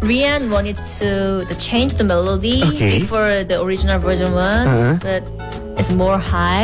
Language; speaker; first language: English; non-native, learner; Korean